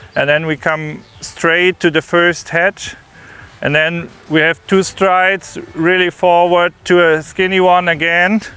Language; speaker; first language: English; non-native, fluent; German